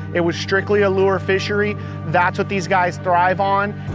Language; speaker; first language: English; native; English